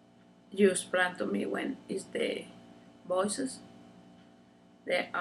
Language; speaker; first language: English; non-native, learner; Spanish